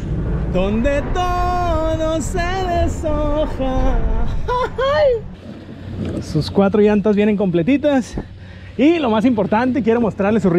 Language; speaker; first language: Spanish; native; Spanish